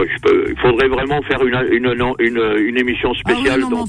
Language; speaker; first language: French; native; French